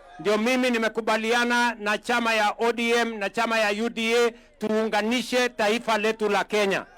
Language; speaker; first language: Swahili; non-native, local second language; Kalenjin